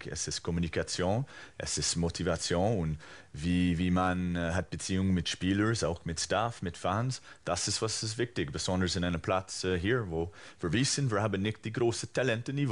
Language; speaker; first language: German; non-native, fluent; English